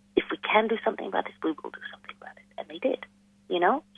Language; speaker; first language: English; non-native, local second language; Hindi